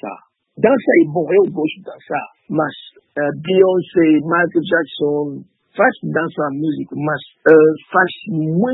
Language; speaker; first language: Portuguese; non-native, learner; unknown